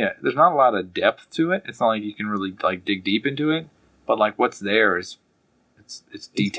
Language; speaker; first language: English; native; English